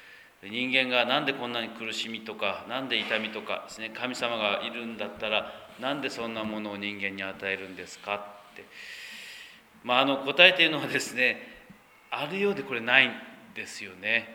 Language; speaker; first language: Japanese; native; Japanese